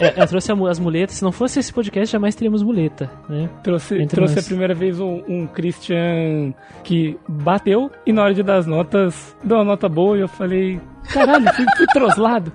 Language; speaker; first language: Portuguese; native; Portuguese